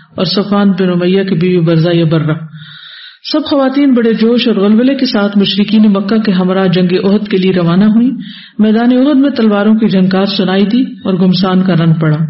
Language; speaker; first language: Urdu; native; Urdu